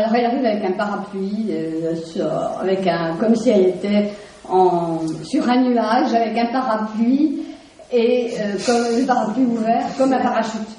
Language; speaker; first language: French; native; French